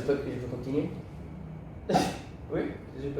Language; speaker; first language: French; non-native, learner; Italian